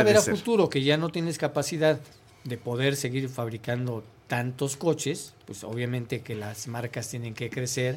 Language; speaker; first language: Spanish; native; Spanish